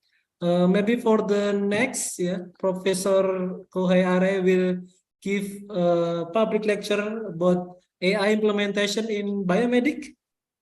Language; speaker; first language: English; non-native, fluent; Indonesian